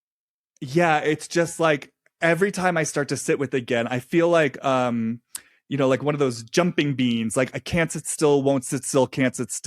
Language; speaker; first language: English; native; English